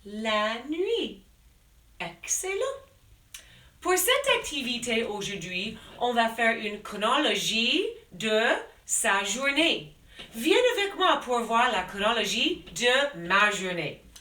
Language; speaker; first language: French; non-native, fluent; English